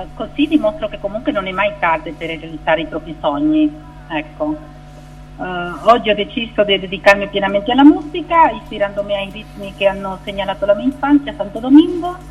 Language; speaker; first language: Italian; non-native, fluent; Spanish